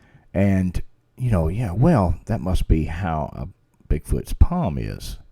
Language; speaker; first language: English; native; English